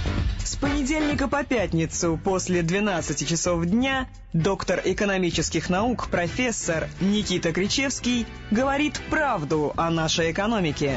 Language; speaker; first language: Russian; native; Russian